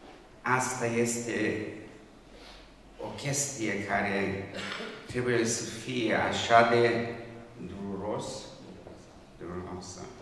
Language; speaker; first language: Romanian; non-native, local second language; Hungarian